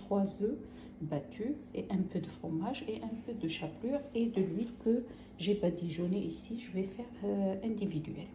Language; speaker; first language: French; non-native, local second language; Arabic